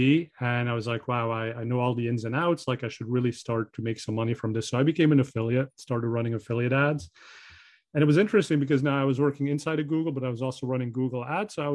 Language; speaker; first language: English; non-native, fluent; Dutch